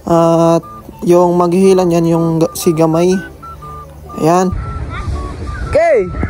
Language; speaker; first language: Filipino; non-native, local second language; Cebuano